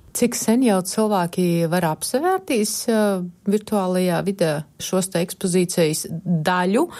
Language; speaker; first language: Latvian; native; Latvian